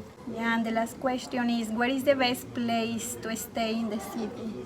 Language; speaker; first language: English; non-native, fluent; Spanish